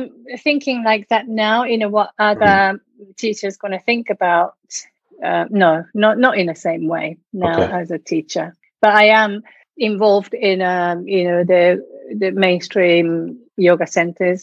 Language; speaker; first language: English; non-native, fluent; Japanese